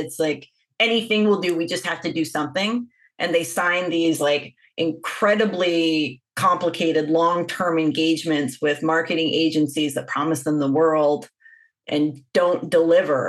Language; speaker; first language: English; native; English